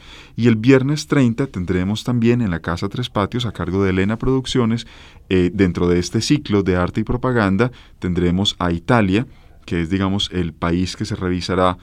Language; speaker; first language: Spanish; native; Spanish